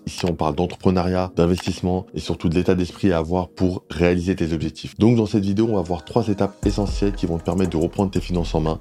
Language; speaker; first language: French; native; French